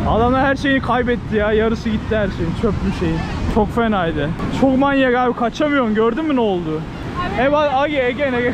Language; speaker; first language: Turkish; native; Turkish